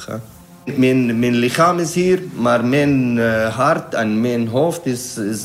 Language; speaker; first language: Dutch; non-native, learner; Arabic